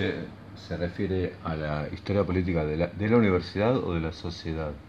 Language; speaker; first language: Spanish; native; Spanish